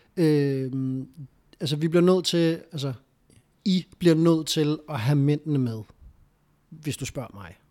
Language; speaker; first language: Danish; early bilingual, other home language; Spanish